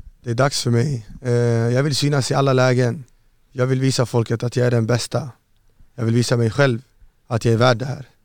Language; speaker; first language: Swedish; early bilingual, other home language; Arabic